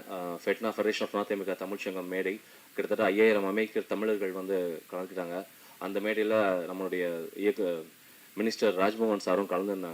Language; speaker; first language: Tamil; native; Tamil